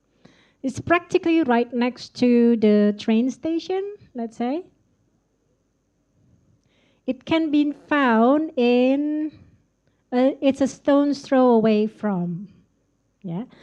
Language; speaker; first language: English; non-native, fluent; Indonesian